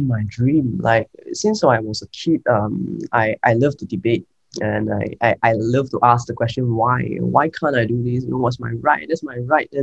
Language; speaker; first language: English; non-native, local second language; Cantonese